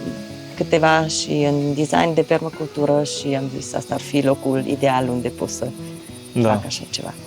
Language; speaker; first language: Romanian; non-native, fluent; German